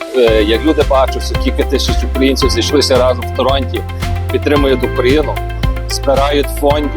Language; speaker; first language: Ukrainian; early bilingual, heritage; Ukrainian